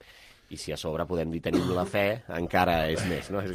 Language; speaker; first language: Catalan; native; Catalan